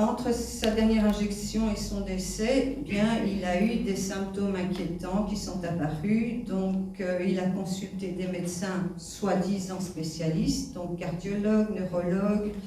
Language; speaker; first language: French; native; French